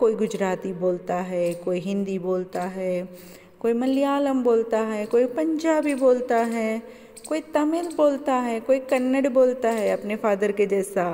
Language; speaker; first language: Hindi; non-native, local second language; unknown